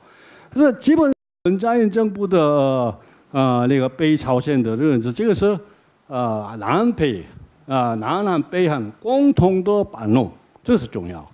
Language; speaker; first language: Chinese; non-native, learner; Korean